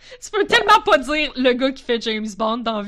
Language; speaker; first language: French; native; French